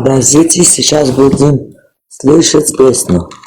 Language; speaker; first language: Russian; non-native, local second language; Armenian